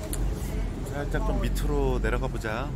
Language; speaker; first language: Korean; native; Korean